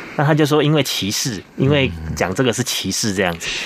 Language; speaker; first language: Chinese; native; Chinese